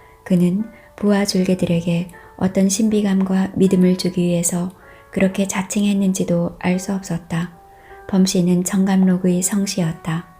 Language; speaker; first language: Korean; native; Korean